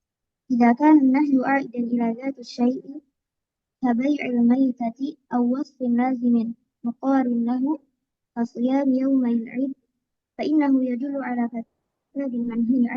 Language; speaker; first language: Arabic; non-native, learner; Indonesian